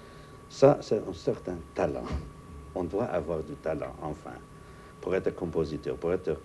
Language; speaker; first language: French; non-native, fluent; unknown